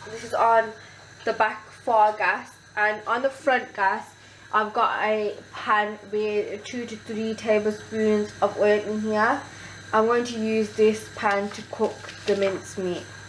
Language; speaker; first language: English; early bilingual, other home language; Hindi